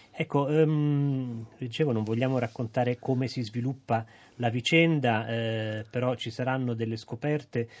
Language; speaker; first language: Italian; native; Italian